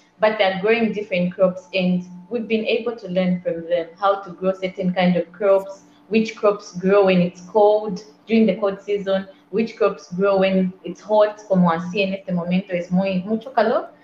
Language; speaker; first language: English; non-native, local second language; Bemba